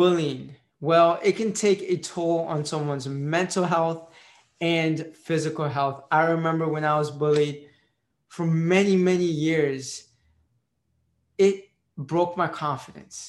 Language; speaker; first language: English; early bilingual, other home language; Marathi